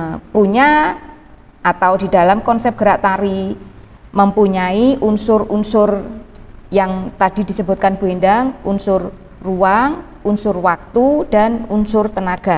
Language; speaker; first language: Malay; native; Malay